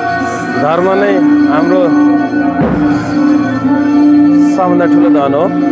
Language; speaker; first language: Nepali; non-native, local second language; Eastern Tamang